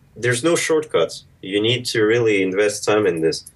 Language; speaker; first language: English; early bilingual, other home language; Russian